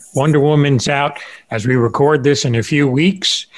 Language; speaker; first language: English; early bilingual, other home language; Spanish